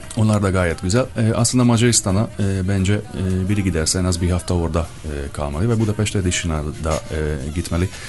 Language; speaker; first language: Turkish; non-native, fluent; Hungarian